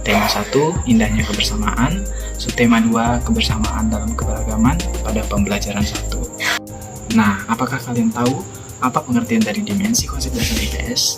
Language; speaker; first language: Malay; non-native, local second language; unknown